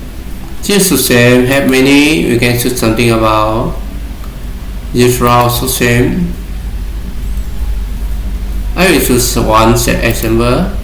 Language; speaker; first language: English; non-native, learner; Vietnamese